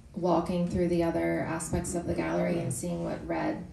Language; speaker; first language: English; native; English